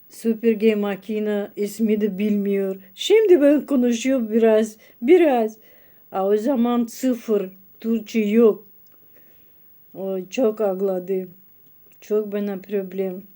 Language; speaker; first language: Turkish; non-native, learner; Russian